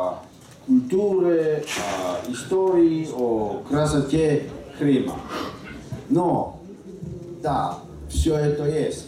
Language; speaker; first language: Polish; non-native, learner; Slovak